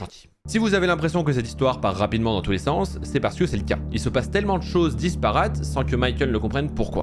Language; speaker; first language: French; native; French